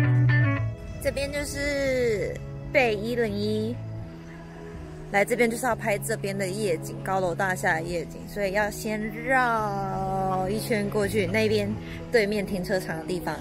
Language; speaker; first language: Chinese; native; Chinese